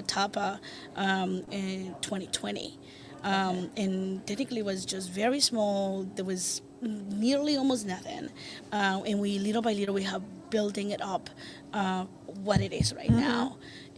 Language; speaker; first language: English; non-native, fluent; Spanish